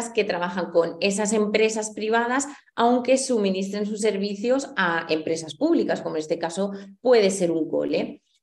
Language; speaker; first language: Spanish; native; Spanish